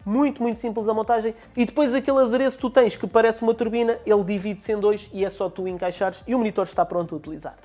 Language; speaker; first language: Portuguese; native; Portuguese